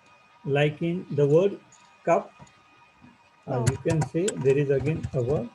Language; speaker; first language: English; non-native, local second language; Marathi